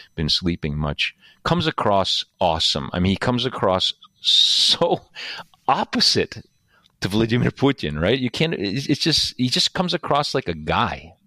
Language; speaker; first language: English; native; English